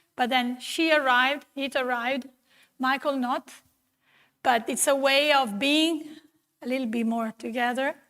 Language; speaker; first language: English; non-native, fluent; Italian